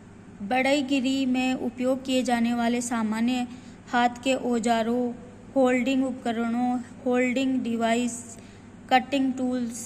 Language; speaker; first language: Hindi; native; Hindi